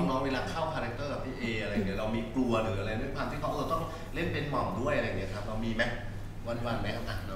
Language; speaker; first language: Thai; native; Thai